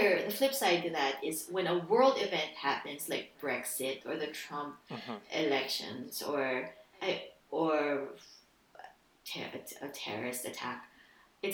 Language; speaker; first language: English; non-native, local second language; Filipino